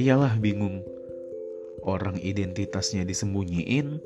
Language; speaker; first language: Indonesian; native; Indonesian